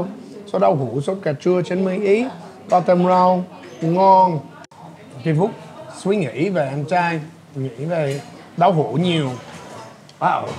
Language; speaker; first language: Vietnamese; non-native, fluent; English